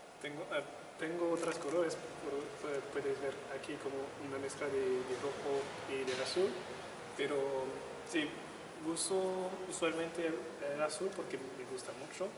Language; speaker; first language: Spanish; non-native, learner; French